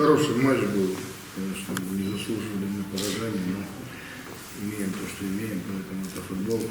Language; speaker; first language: Russian; native; Russian